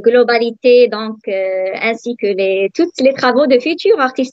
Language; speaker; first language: French; non-native, learner; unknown